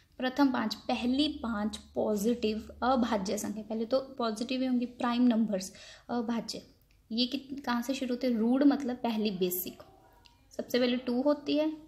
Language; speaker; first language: Hindi; non-native, local second language; Punjabi